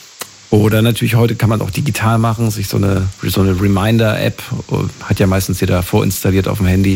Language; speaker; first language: German; native; German